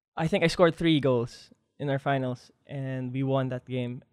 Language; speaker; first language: English; non-native, local second language; Filipino